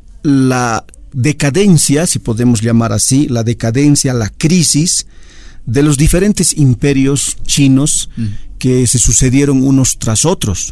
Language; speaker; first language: Spanish; native; Spanish